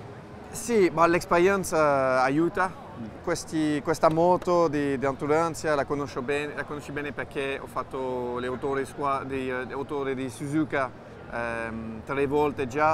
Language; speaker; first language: Italian; non-native, fluent; French